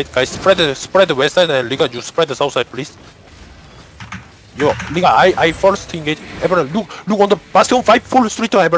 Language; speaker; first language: English; non-native, learner; Korean